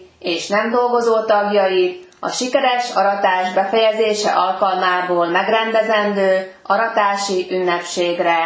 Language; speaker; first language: Hungarian; native; Hungarian